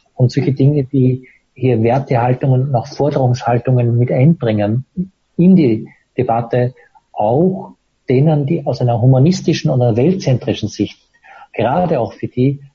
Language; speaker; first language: German; native; German